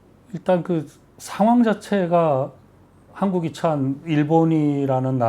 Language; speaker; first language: Korean; native; Korean